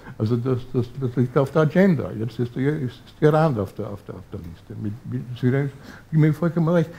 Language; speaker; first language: German; native; German